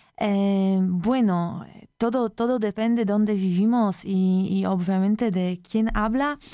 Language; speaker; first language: Spanish; non-native, fluent; Polish